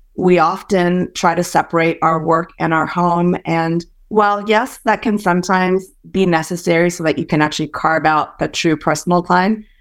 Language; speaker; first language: English; early bilingual, other home language; Min Nan Chinese